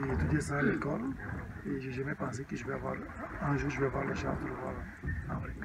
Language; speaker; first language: French; non-native, learner; Bulgarian